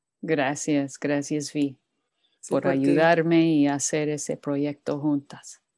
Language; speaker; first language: Spanish; non-native, fluent; English